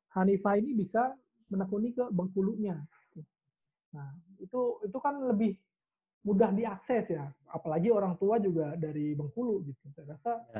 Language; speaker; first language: Indonesian; native; Indonesian